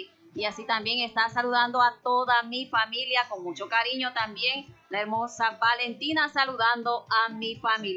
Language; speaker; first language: Spanish; native; Spanish